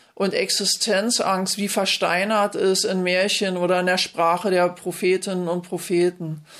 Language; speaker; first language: German; native; German